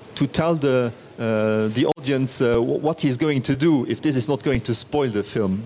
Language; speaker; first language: English; non-native, fluent; Luxembourgish